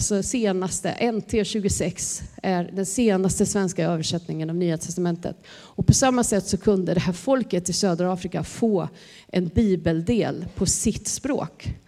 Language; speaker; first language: Swedish; native; Swedish